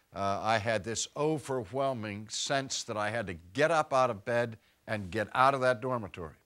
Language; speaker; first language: English; native; English